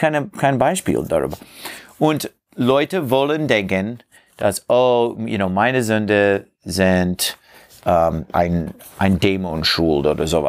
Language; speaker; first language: German; non-native, learner; English